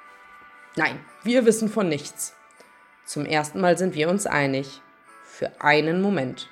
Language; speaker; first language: German; native; German